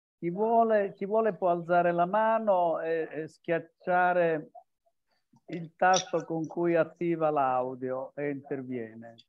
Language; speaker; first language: Italian; native; Italian